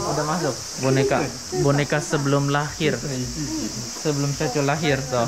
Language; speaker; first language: Indonesian; native; Indonesian